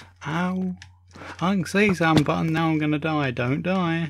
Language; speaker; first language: English; native; English